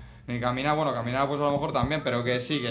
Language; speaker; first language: Spanish; native; Spanish